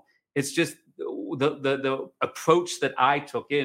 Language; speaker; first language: English; native; English